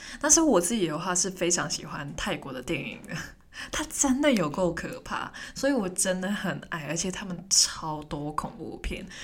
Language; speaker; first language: Chinese; non-native, local second language; Cantonese